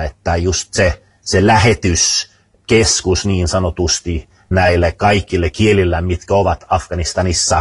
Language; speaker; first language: Finnish; non-native, fluent; Swedish